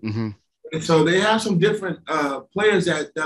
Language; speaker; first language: English; native; English